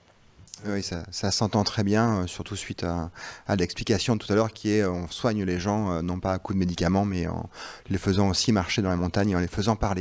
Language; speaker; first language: French; native; French